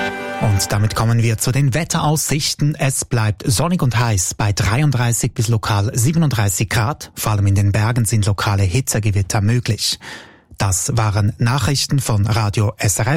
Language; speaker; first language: German; native; German